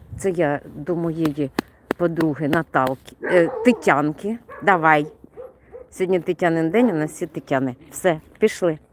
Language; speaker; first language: Ukrainian; non-native, local second language; Russian